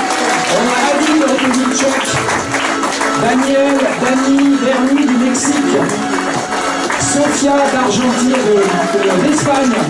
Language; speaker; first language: French; native; French